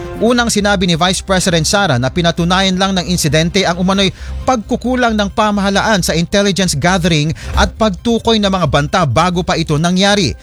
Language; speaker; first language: Filipino; native; Filipino